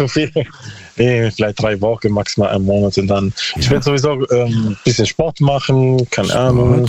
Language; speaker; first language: German; non-native, learner; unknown